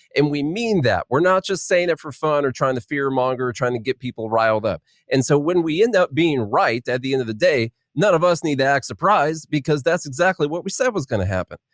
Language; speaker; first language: English; native; English